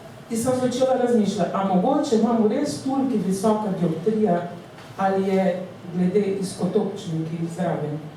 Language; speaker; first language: Slovenian; non-native, learner; Portuguese